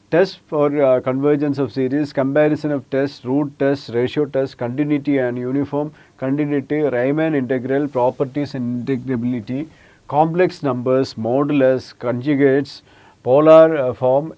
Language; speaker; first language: English; non-native, local second language; Malayalam